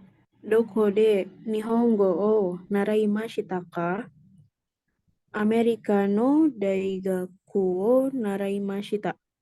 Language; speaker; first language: Japanese; non-native, learner; Indonesian